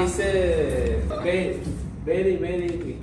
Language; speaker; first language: English; non-native, learner; Spanish